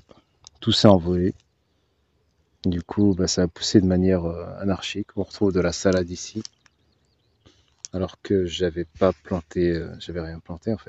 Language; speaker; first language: French; native; French